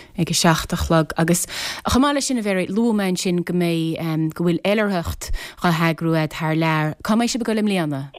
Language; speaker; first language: Irish; native; Irish